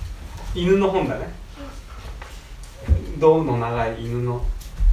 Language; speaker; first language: Japanese; native; Japanese